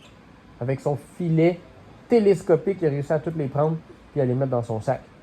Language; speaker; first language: French; native; French